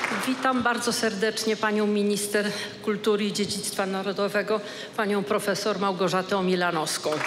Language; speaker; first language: Polish; native; Polish